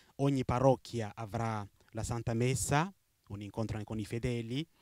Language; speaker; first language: Italian; non-native, fluent; Rundi